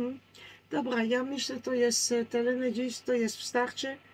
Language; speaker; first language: Polish; non-native, learner; Dutch